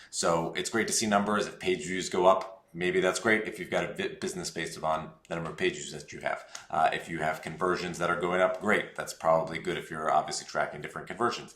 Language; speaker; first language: English; native; English